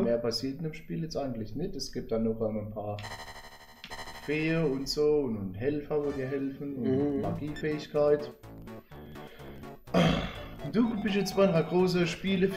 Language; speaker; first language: German; native; German